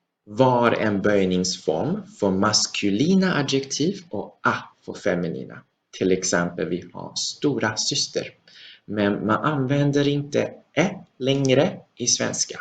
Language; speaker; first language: Swedish; non-native, fluent; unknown